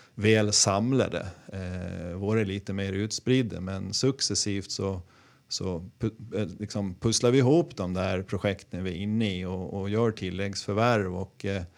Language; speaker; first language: Swedish; native; Swedish